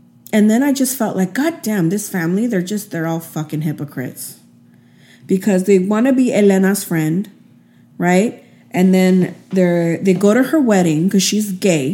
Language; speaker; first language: English; early bilingual, other home language; Spanish